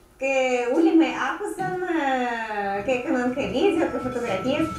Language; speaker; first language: Greek; non-native, learner; Russian